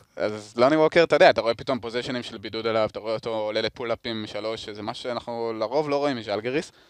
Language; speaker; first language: Hebrew; native; Hebrew